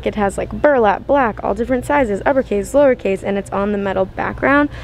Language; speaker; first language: English; native; English